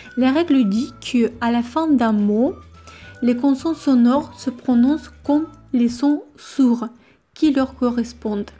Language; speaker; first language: French; non-native, fluent; Russian